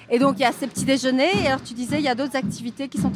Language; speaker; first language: French; native; French